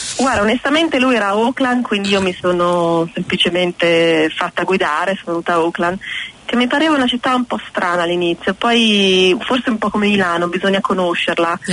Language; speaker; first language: Italian; native; Italian